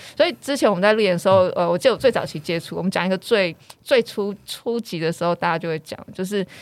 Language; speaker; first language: Chinese; native; Chinese